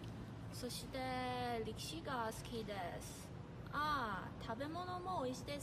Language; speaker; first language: Japanese; non-native, learner; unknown